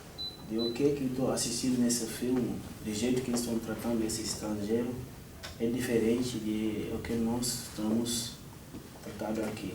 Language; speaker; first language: Portuguese; non-native, fluent; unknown